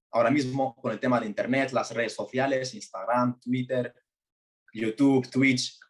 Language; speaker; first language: Spanish; early bilingual, other home language; Arabic